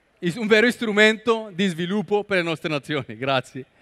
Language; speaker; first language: Italian; non-native, learner; Spanish